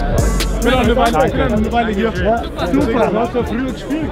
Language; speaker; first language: German; native; German